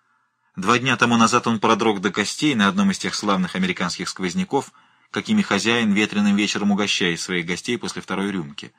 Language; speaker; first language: Russian; native; Russian